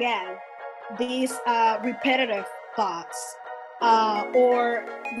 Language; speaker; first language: English; non-native, fluent; Spanish